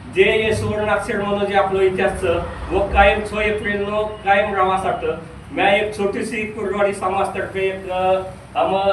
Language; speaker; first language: Marathi; non-native, local second language; Rajasthani